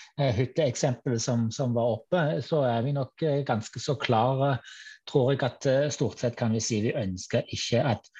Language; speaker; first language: Norwegian; non-native, fluent; German